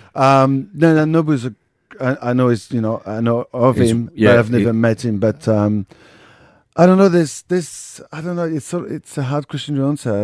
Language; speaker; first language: English; non-native, fluent; French